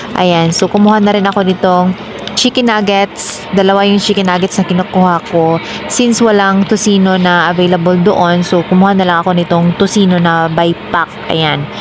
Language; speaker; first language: Filipino; native; Filipino